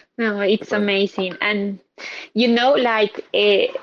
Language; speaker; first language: English; non-native, fluent; Spanish